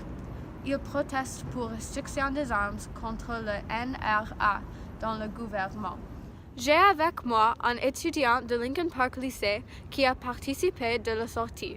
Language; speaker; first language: French; non-native, learner; English